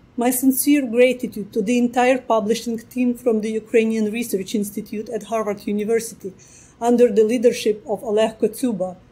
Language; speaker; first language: English; non-native, fluent; Ukrainian